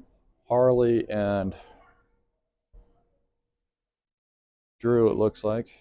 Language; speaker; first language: English; native; English